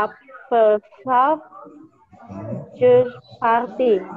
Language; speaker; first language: German; non-native, learner; Indonesian